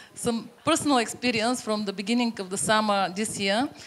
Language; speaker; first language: English; non-native, fluent; Bulgarian